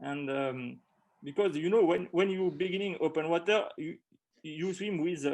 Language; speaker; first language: English; non-native, learner; French